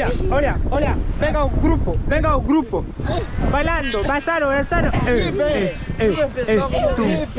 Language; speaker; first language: Portuguese; non-native, learner; French